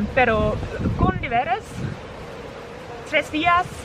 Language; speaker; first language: Spanish; non-native, learner; Dutch